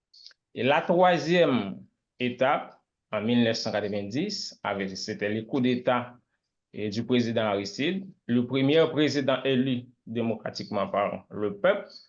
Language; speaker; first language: French; non-native, local second language; Haitian Creole